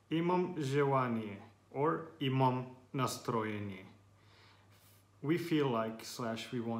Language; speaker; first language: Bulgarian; non-native, learner; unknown